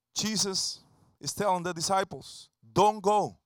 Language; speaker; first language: English; non-native, fluent; Spanish